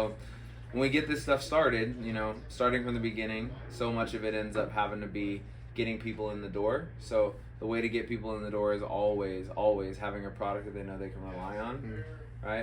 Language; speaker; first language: English; native; English